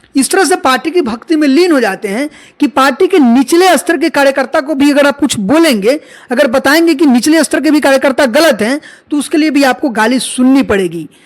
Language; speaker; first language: Hindi; native; Hindi